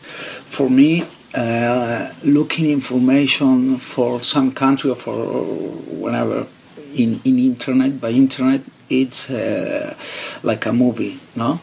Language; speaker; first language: English; non-native, fluent; Spanish